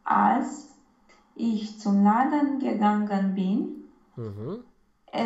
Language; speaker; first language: German; non-native, learner; Romanian